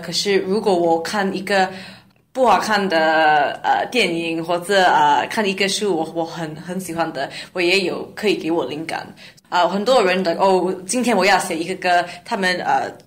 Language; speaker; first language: Chinese; non-native, learner; English